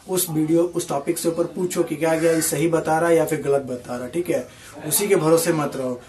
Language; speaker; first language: Hindi; native; Hindi